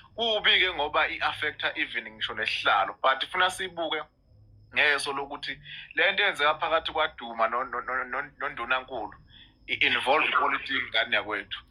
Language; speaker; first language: Zulu; native; Zulu